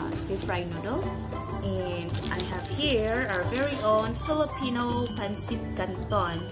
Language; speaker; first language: English; non-native, local second language; Cebuano